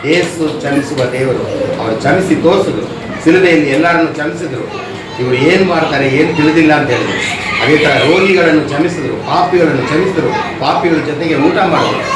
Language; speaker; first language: Kannada; non-native, local second language; Telugu